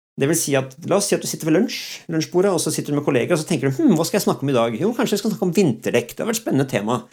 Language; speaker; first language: Norwegian; early bilingual, other home language; Dutch